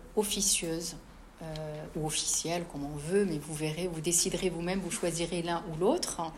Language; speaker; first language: French; non-native, local second language; Arabic